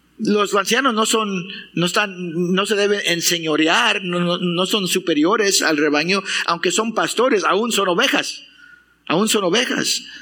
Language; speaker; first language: Spanish; non-native, fluent; English